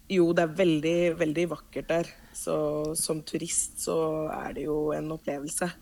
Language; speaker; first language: Norwegian; early bilingual, other home language; Spanish